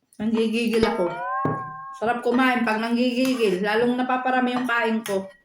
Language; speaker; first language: Filipino; native; Filipino